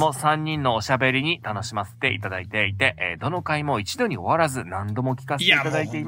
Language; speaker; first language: Japanese; native; Japanese